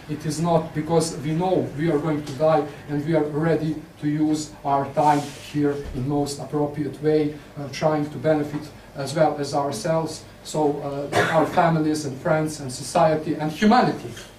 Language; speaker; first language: English; non-native, fluent; Serbian